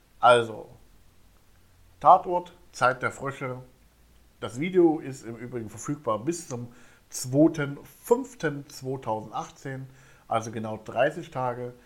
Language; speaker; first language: German; native; German